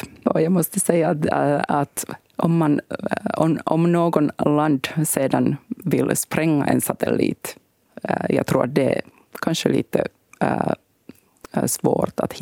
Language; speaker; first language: Swedish; non-native, local second language; Finnish